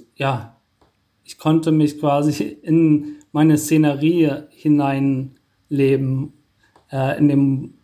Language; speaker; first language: German; native; German